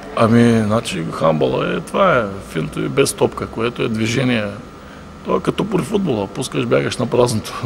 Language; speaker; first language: Bulgarian; native; Bulgarian